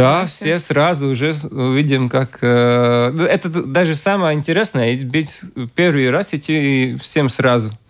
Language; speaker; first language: Russian; non-native, local second language; Latvian